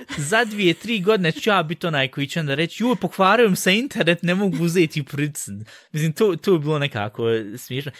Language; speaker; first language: Bosnian; early bilingual, heritage; Bosnian